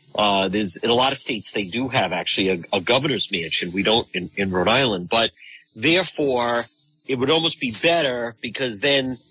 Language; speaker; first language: English; native; English